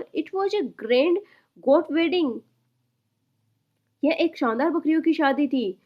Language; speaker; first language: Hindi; native; Hindi